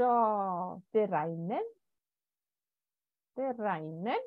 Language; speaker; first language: Norwegian; non-native, fluent; German